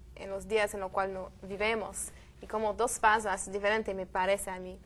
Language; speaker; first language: Spanish; non-native, learner; French